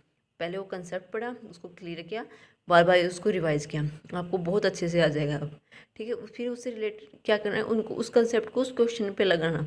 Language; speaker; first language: Hindi; native; Hindi